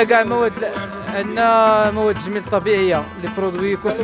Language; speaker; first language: Dutch; non-native, learner; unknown